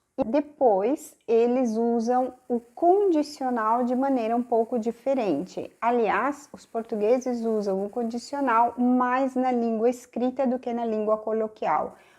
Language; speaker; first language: Portuguese; native; Portuguese